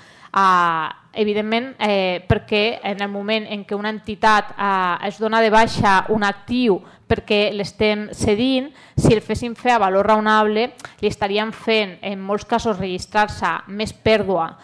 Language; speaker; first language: Catalan; native; Catalan